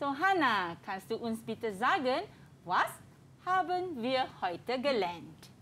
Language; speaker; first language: German; non-native, learner; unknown